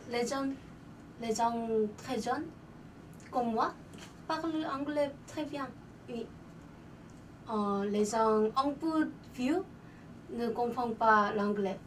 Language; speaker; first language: French; non-native, learner; Korean